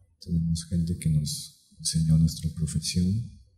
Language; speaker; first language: Spanish; native; Spanish